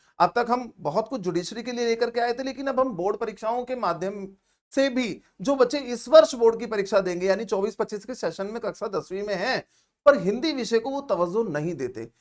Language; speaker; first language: Hindi; native; Hindi